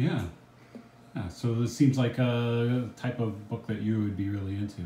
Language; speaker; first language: English; native; English